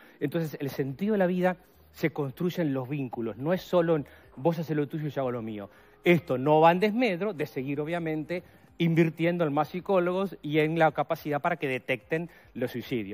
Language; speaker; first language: Spanish; native; Spanish